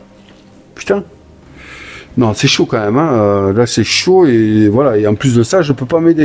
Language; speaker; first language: French; native; French